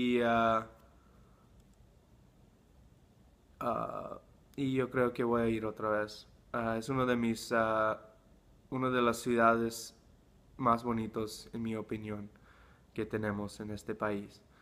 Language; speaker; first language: Spanish; early bilingual, heritage; English